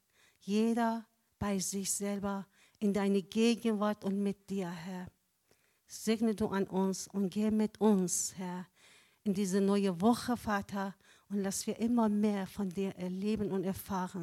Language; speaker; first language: German; non-native, fluent; Persian